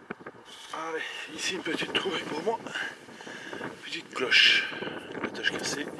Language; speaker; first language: French; native; French